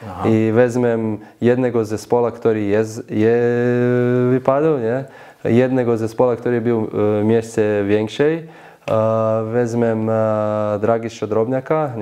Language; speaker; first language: Polish; non-native, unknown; Slovenian